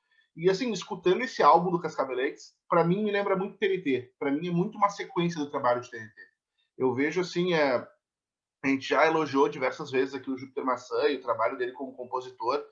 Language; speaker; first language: Portuguese; native; Portuguese